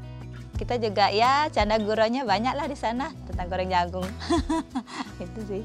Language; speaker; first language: Indonesian; non-native, local second language; Balinese